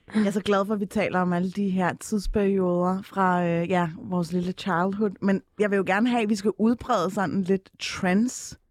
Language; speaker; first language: Danish; early bilingual, other home language; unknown